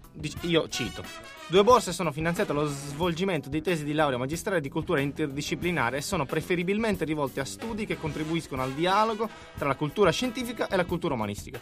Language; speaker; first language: Italian; native; Italian